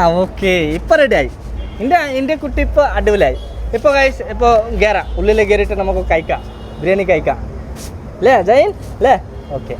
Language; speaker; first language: Malayalam; non-native, learner; Bangla